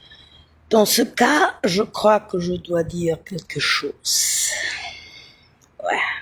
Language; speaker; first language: French; non-native, learner; Italian